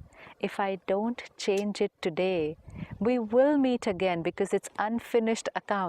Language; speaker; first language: English; non-native, local second language; Hindi